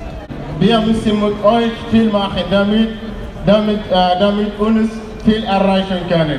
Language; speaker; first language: German; non-native, learner; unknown